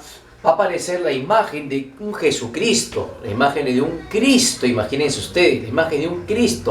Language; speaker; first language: Spanish; native; Spanish